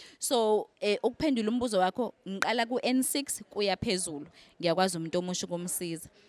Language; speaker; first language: Zulu; native; Zulu